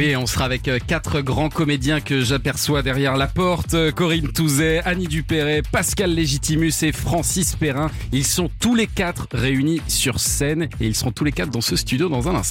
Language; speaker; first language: French; native; French